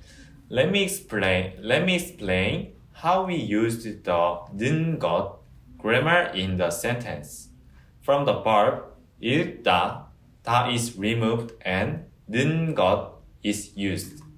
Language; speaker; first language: English; non-native, fluent; Korean